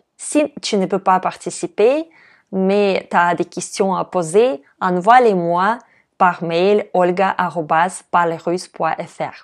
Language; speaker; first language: French; non-native, fluent; Russian